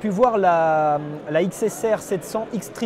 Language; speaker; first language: French; native; French